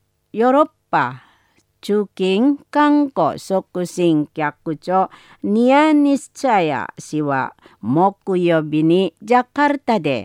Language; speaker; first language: Japanese; non-native, learner; Indonesian